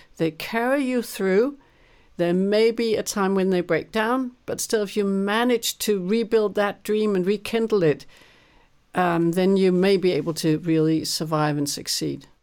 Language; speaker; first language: English; non-native, fluent; Danish